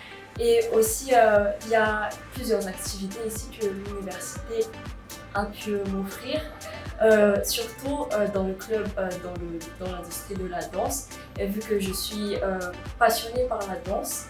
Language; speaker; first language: French; non-native, local second language; Malagasy